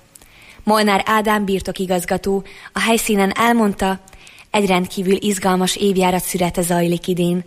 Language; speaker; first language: Hungarian; native; Hungarian